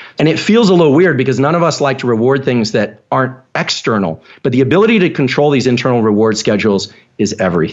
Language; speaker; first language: English; native; English